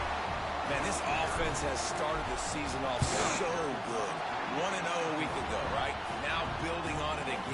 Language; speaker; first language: English; native; English